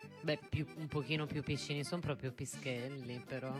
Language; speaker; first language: Italian; native; Italian